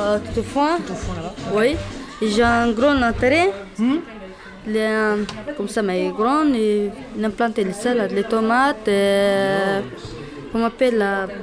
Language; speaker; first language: French; non-native, learner; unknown